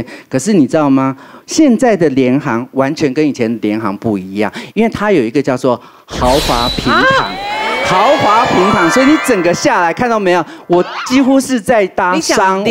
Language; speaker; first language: Chinese; native; Chinese